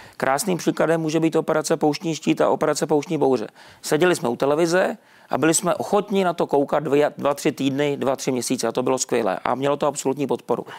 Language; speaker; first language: Czech; native; Czech